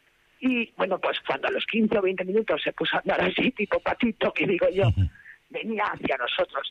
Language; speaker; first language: Spanish; native; Spanish